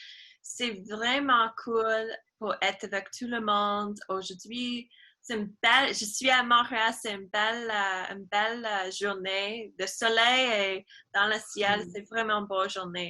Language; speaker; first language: French; non-native, learner; English